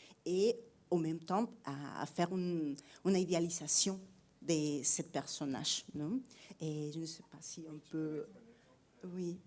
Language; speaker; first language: French; non-native, fluent; Spanish